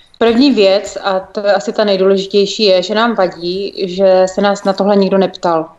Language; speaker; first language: Czech; native; Czech